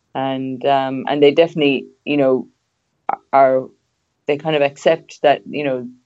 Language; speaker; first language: English; native; English